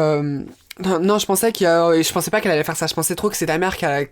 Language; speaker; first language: French; native; French